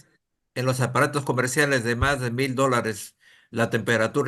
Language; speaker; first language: Spanish; native; Spanish